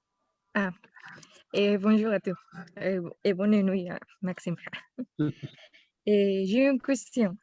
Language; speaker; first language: French; non-native, learner; Spanish